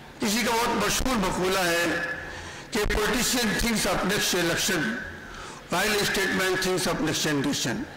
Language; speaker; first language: Urdu; native; Urdu